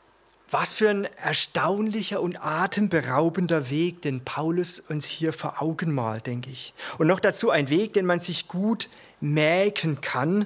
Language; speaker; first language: German; native; German